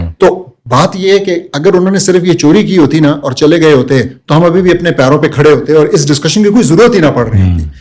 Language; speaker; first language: Urdu; early bilingual, heritage; Urdu